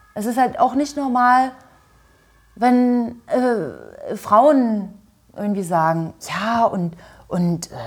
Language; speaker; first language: German; native; German